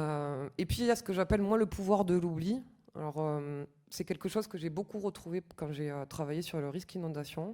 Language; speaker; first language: French; native; French